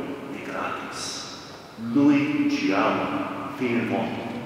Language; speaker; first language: Italian; non-native, fluent; English